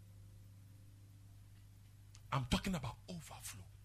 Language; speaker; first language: English; non-native, local second language; Akan